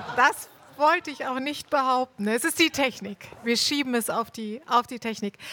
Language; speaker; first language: German; native; German